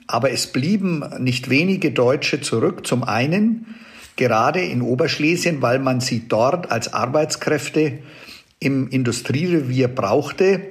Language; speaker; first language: German; native; German